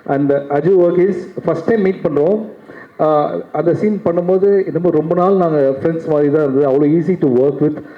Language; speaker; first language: Tamil; native; Tamil